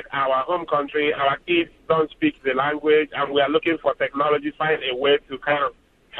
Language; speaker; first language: English; non-native, local second language; Igbo